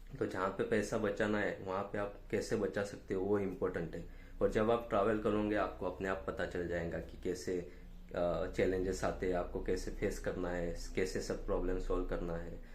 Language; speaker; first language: Hindi; non-native, local second language; Gujarati